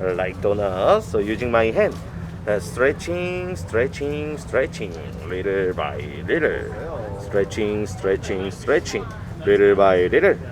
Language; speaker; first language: English; non-native, learner; Korean